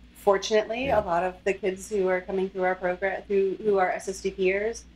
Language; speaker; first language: English; native; English